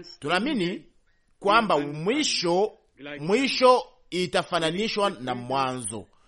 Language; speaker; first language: Swahili; native; Swahili